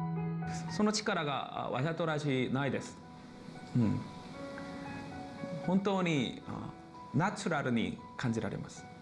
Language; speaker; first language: Japanese; non-native, learner; Korean